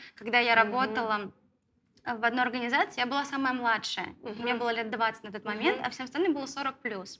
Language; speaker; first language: Russian; native; Russian